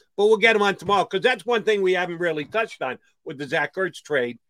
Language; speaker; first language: English; native; English